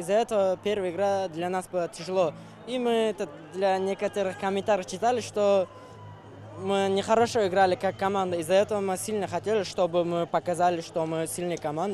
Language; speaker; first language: Russian; non-native, local second language; Uzbek